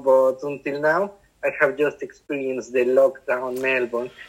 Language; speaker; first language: English; non-native, fluent; Spanish